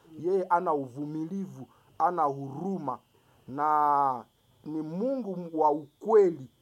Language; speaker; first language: Swahili; native; Swahili